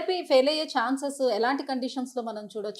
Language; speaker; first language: Telugu; native; Telugu